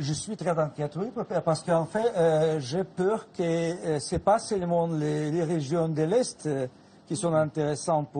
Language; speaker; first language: French; non-native, fluent; Russian